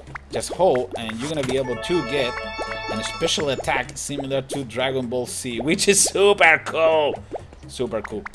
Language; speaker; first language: English; non-native, fluent; Spanish